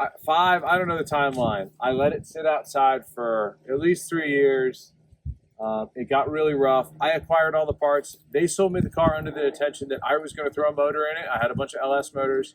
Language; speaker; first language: English; native; English